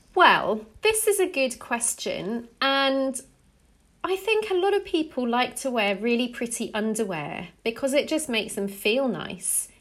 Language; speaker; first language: English; native; English